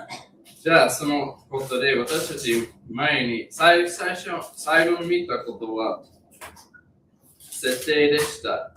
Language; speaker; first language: Japanese; non-native, learner; English